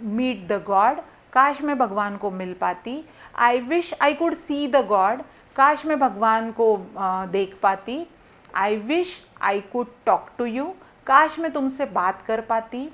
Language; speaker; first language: Hindi; non-native, local second language; Marathi